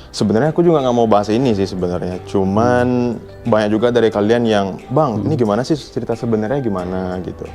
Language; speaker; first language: Indonesian; native; Indonesian